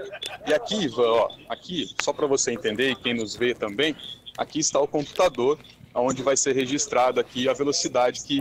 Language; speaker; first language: Portuguese; native; Portuguese